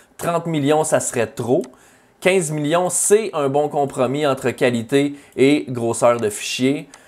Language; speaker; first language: French; native; French